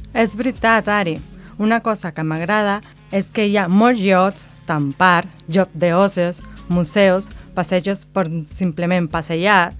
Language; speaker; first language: Catalan; non-native, learner; Spanish